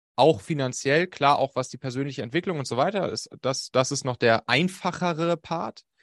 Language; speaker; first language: German; native; German